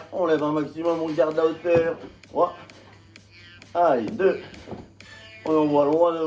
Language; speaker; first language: French; native; French